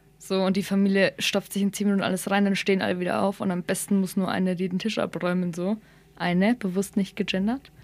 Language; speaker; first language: German; early bilingual, other home language; Somali